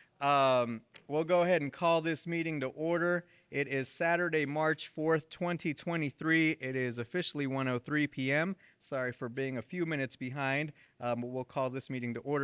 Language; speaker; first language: English; early bilingual, other home language; Spanish